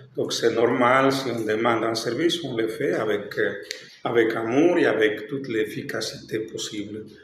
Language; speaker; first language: French; non-native, fluent; Spanish